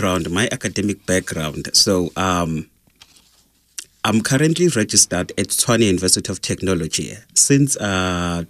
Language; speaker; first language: English; non-native, local second language; Zulu